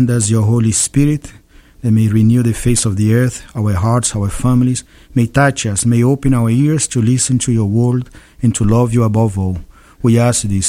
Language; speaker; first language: English; non-native, fluent; Portuguese